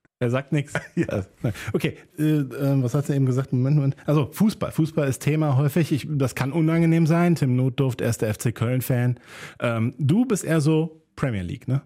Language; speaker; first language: German; native; German